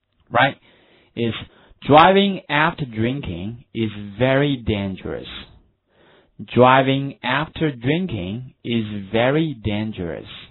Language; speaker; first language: English; non-native, fluent; Chinese